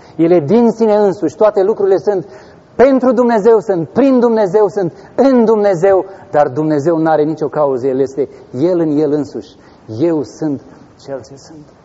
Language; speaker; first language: Romanian; native; Romanian